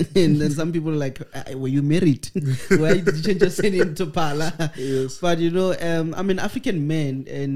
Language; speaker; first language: English; non-native, local second language; Northern Sotho